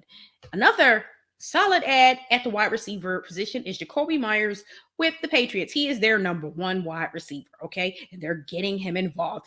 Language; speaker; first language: English; native; English